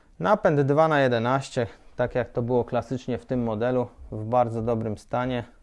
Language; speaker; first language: Polish; native; Polish